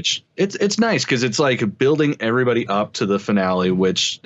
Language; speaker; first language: English; native; English